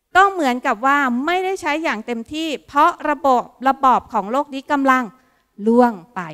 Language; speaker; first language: Thai; native; Thai